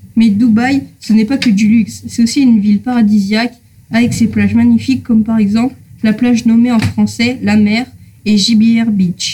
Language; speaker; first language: French; native; French